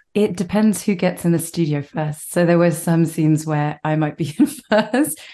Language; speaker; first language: English; native; English